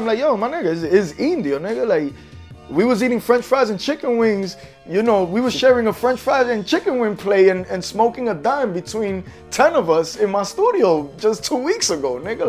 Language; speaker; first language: English; early bilingual, other home language; Spanish